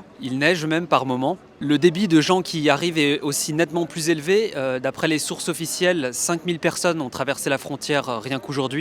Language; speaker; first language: French; native; French